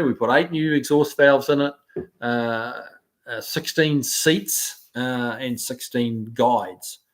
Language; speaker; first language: English; native; English